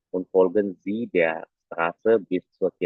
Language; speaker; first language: German; non-native, fluent; Indonesian